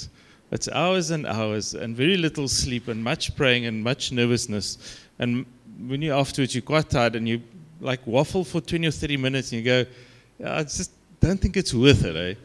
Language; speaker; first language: English; non-native, local second language; Afrikaans